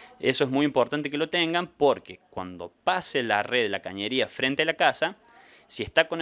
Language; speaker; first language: Spanish; native; Spanish